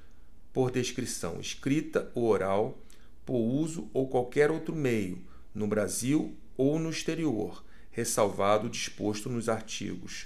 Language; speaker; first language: Portuguese; native; Portuguese